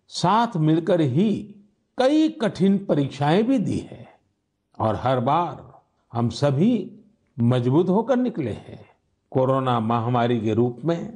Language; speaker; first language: Hindi; non-native, local second language; Gujarati